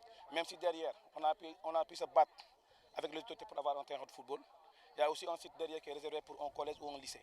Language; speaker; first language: French; non-native, local second language; Wolof